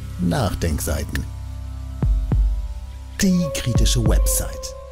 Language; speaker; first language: German; native; German